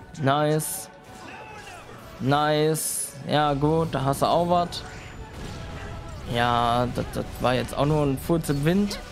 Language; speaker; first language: German; native; German